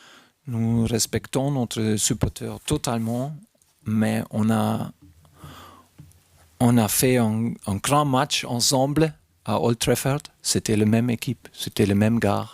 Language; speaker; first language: French; non-native, fluent; German